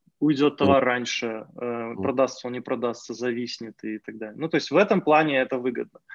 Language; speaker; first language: Russian; native; Russian